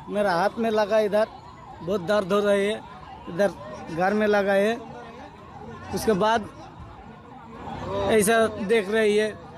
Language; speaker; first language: Hindi; non-native, local second language; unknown